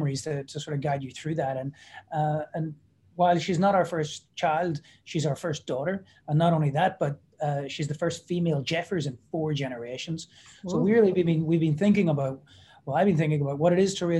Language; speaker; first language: English; native; English